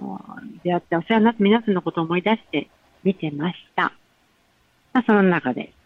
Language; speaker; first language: Japanese; native; Japanese